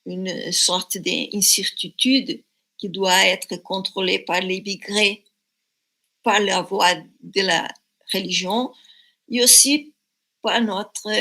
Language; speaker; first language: French; non-native, fluent; Portuguese